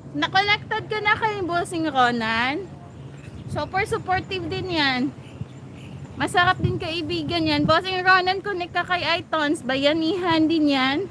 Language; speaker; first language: Filipino; native; Filipino